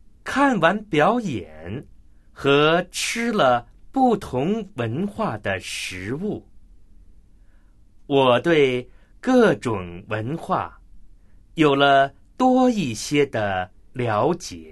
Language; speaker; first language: Chinese; non-native, learner; English